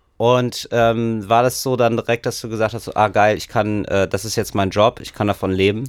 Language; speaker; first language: German; native; German